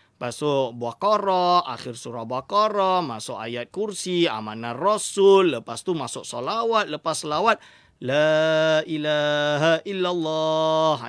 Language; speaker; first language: Malay; native; Malay